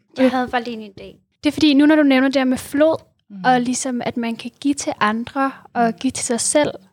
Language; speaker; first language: Danish; native; Danish